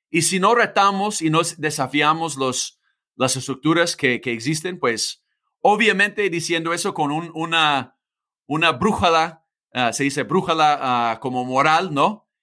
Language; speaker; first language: Spanish; non-native, fluent; English